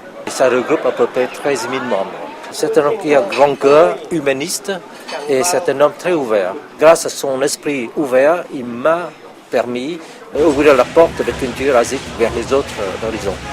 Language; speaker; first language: French; non-native, fluent; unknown